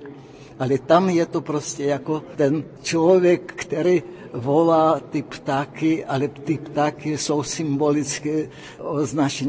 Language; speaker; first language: Czech; non-native, fluent; Russian